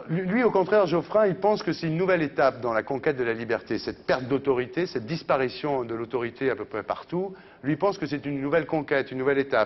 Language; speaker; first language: French; native; French